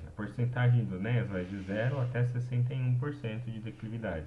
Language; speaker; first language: Portuguese; native; Portuguese